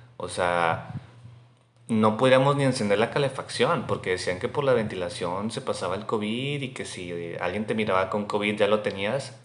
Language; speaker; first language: Spanish; native; Spanish